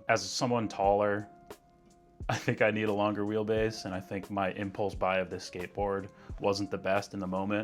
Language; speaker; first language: English; native; English